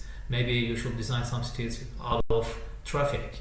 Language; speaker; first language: English; non-native, fluent; Turkish